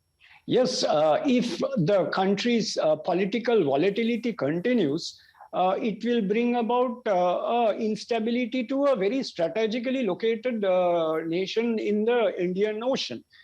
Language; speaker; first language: English; non-native, local second language; Sinhala